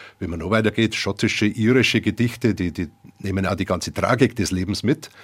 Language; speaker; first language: German; native; German